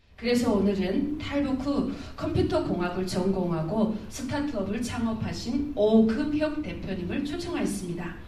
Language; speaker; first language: Korean; native; Korean